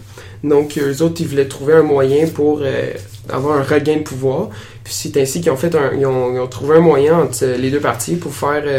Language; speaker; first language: French; native; French